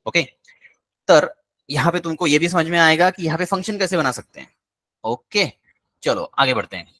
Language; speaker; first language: Hindi; non-native, local second language; Marathi